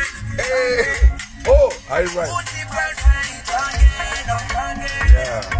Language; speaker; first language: English; non-native, learner; Haitian Creole